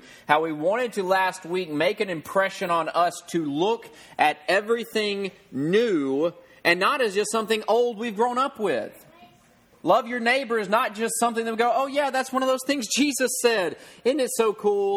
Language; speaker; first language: English; native; English